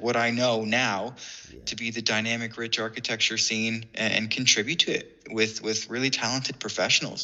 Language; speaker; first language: English; native; English